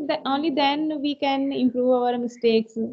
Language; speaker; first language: English; non-native, learner; Hindi